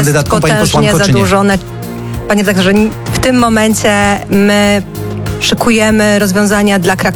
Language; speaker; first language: Polish; native; Polish